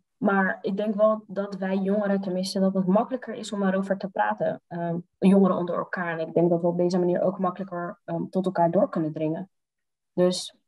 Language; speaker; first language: Dutch; early bilingual, other home language; Somali